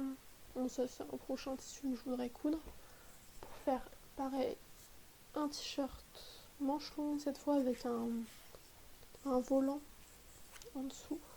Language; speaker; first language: French; native; French